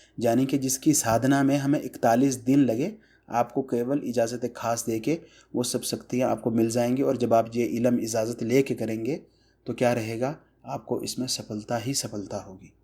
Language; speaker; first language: Hindi; non-native, fluent; Bangla